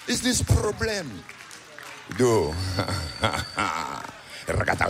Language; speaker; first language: English; non-native, learner; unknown